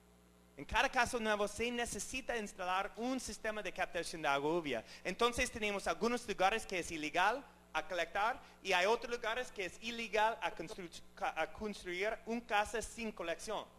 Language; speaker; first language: Spanish; non-native, learner; English